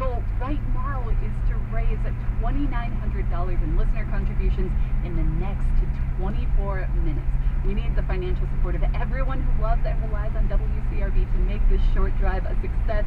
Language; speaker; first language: English; native; English